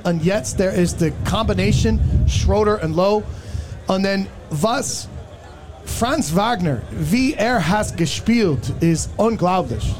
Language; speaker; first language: German; non-native, learner; English